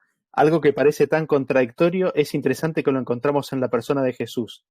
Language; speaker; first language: Spanish; native; Spanish